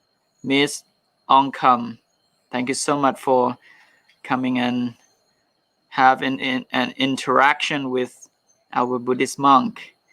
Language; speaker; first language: English; non-native, fluent; Thai